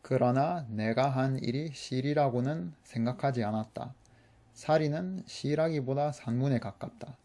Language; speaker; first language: Korean; non-native, fluent; English